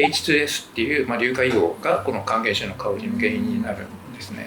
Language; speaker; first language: Japanese; native; Japanese